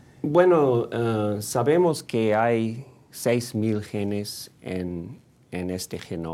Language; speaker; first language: Spanish; non-native, fluent; English